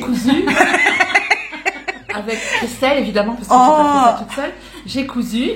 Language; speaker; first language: French; native; French